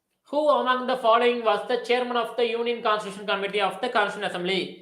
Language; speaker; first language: English; non-native, local second language; Tamil